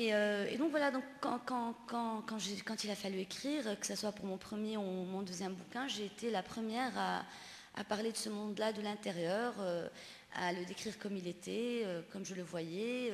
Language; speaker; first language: French; non-native, local second language; Arabic